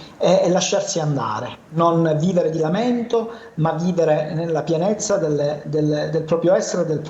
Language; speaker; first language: Italian; native; Italian